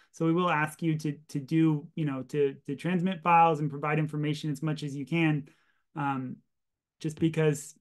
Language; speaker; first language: English; native; English